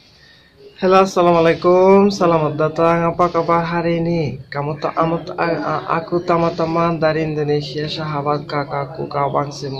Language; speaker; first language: Indonesian; non-native, learner; Bangla